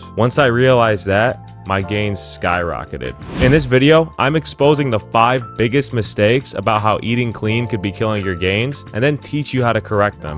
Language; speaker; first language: English; native; English